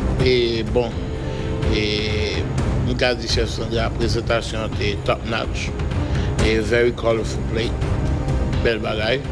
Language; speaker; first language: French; non-native, local second language; Haitian Creole